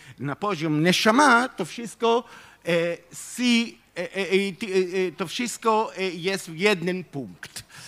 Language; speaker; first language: Polish; non-native, fluent; Hebrew